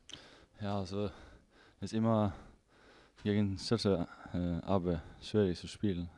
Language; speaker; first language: German; non-native, learner; Norwegian